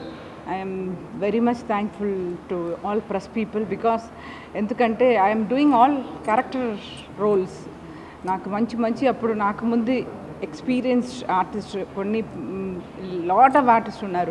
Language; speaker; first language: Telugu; non-native, learner; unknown